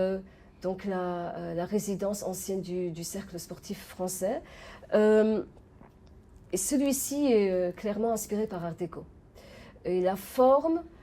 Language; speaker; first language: French; non-native, fluent; Polish